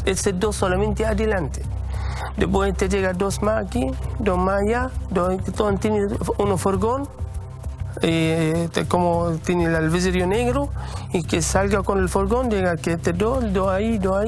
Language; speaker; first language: Spanish; non-native, learner; Arabic